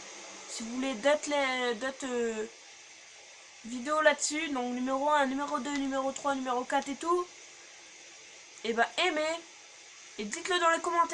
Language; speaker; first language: French; native; French